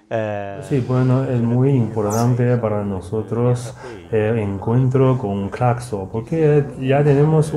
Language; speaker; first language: Spanish; non-native, fluent; Chinese